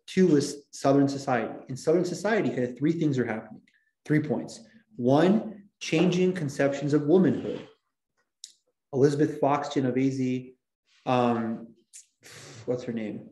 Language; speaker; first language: English; native; English